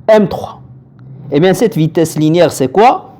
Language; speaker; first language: French; non-native, local second language; Arabic